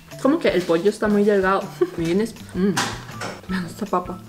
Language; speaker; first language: Spanish; native; Spanish